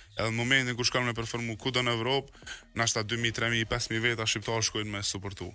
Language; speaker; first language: Albanian; native; Albanian